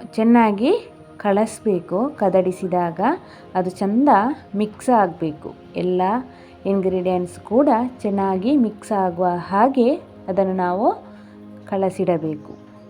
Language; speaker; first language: Kannada; non-native, local second language; Tulu